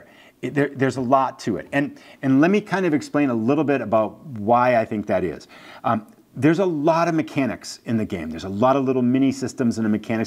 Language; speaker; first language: English; native; English